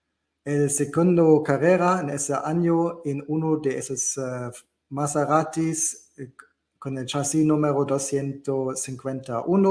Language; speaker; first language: Spanish; non-native, fluent; German